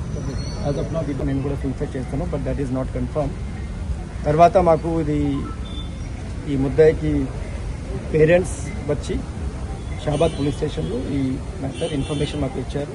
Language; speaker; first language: Telugu; non-native, local second language; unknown